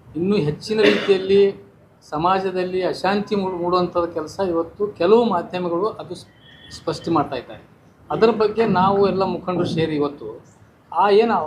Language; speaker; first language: Kannada; native; Kannada